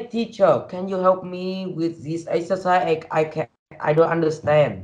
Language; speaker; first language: English; non-native, learner; Vietnamese